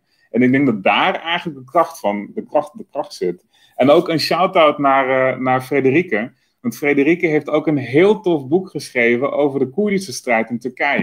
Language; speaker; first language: Dutch; native; Dutch